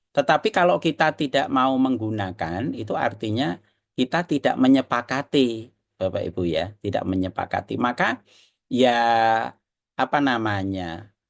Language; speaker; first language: Indonesian; non-native, local second language; Javanese